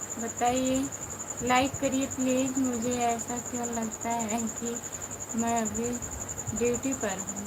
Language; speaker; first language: Hindi; native; Hindi